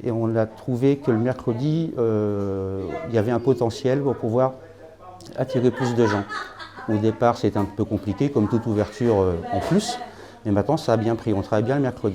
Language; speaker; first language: French; native; French